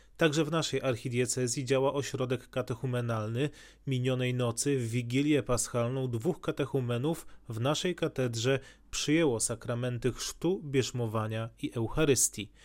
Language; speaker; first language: Polish; native; Polish